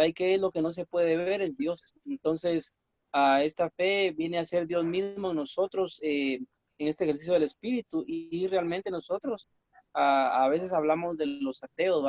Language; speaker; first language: Spanish; native; Spanish